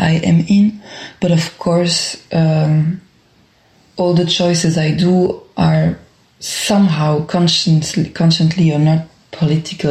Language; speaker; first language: English; non-native, fluent; French